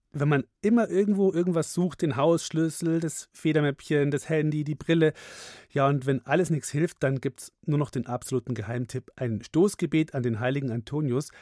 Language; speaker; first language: German; native; German